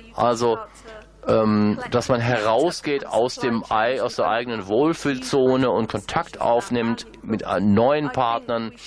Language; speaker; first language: German; non-native, fluent; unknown